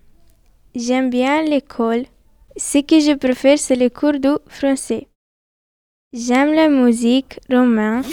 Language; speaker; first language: French; non-native, learner; Romanian